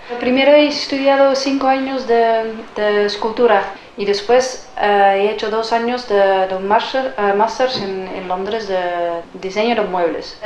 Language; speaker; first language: Spanish; non-native, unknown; Dutch